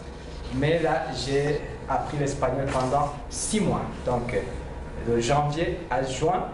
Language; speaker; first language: French; non-native, local second language; Rundi